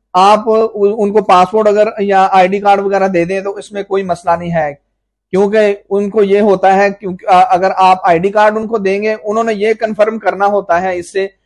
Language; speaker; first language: Urdu; non-native, local second language; Punjabi